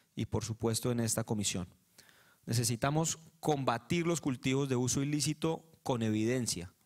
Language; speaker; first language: Spanish; native; Spanish